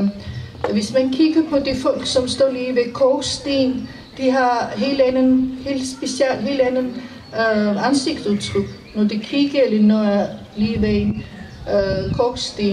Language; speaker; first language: Danish; non-native, fluent; Armenian